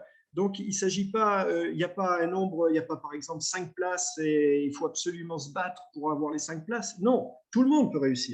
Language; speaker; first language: French; native; French